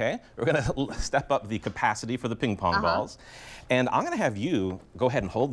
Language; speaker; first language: English; native; English